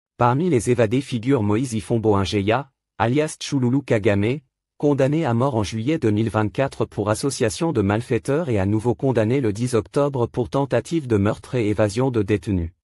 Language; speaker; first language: French; non-native, local second language; Lingala